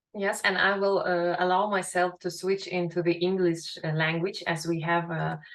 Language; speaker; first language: English; non-native, fluent; Lithuanian